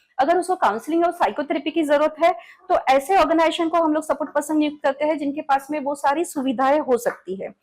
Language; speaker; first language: Hindi; non-native, local second language; Marathi